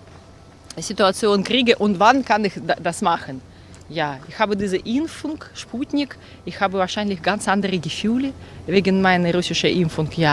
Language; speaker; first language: German; non-native, learner; Russian